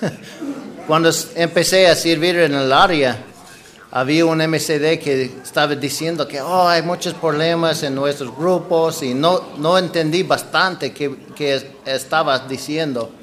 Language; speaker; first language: Spanish; non-native, learner; English